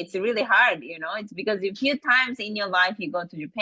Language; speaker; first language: English; non-native, fluent; Japanese